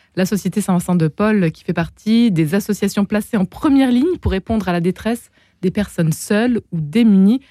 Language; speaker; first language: French; native; French